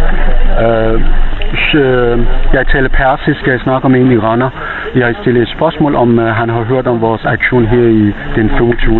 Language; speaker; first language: Danish; non-native, fluent; Persian